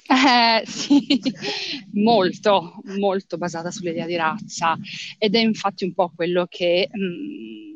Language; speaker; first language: Italian; early bilingual, other home language; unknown